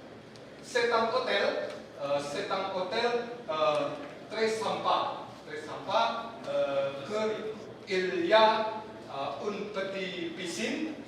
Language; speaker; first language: French; non-native, learner; Indonesian